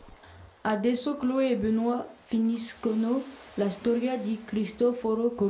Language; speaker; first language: Italian; non-native, learner; French